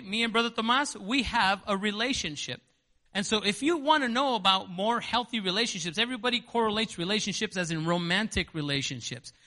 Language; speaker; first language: English; native; English